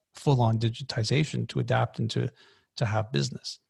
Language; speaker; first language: English; native; English